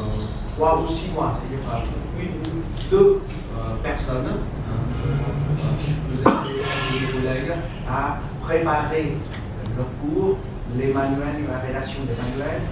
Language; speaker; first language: French; non-native, fluent; Vietnamese